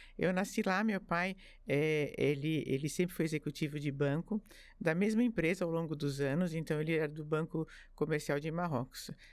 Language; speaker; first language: Portuguese; early bilingual, other home language; French